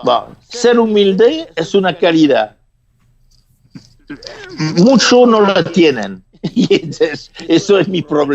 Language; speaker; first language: Spanish; non-native, fluent; French